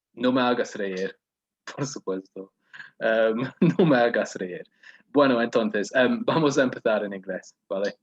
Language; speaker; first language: Spanish; non-native, fluent; English